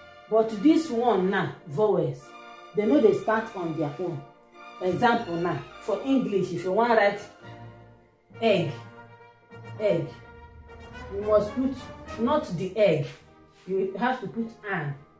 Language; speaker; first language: English; non-native, local second language; Igbo